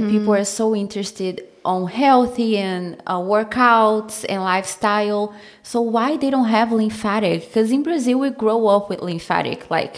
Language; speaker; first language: English; non-native, fluent; Portuguese